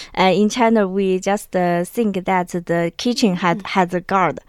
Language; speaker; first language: English; non-native, learner; Chinese